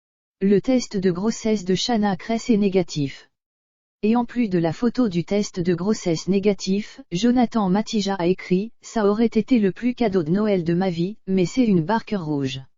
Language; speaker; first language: French; native; French